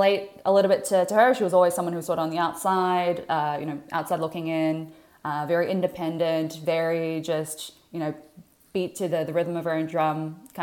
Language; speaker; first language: English; native; English